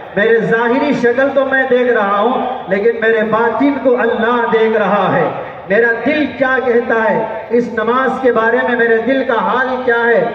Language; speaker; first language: Urdu; native; Urdu